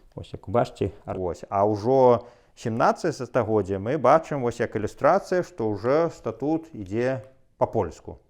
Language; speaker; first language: Belarusian; non-native, local second language; Russian